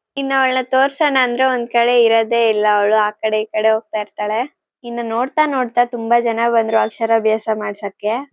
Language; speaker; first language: Kannada; non-native, local second language; Telugu